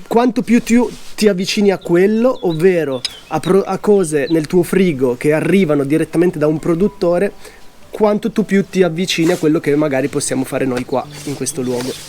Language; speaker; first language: Italian; native; Italian